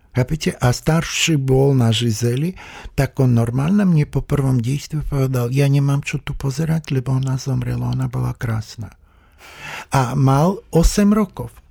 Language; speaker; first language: Slovak; non-native, fluent; Russian